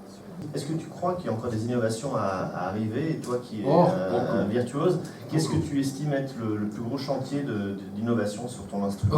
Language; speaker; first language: French; native; French